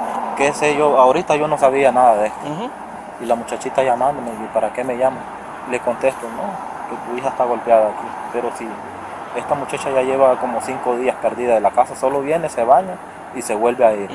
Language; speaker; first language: Spanish; native; Spanish